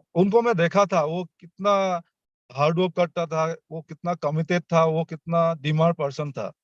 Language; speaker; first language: Hindi; non-native, local second language; Assamese